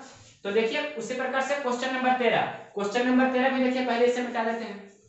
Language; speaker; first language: Hindi; native; Hindi